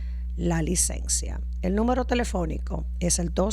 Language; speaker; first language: Spanish; native; Spanish